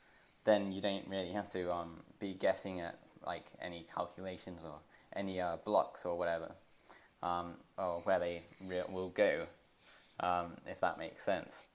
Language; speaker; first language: English; native; English